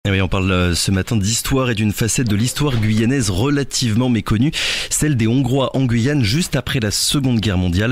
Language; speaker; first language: French; native; French